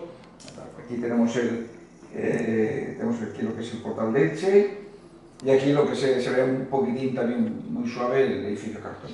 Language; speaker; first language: Spanish; native; Spanish